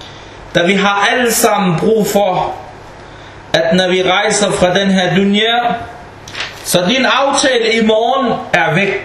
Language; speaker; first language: Danish; non-native, fluent; Arabic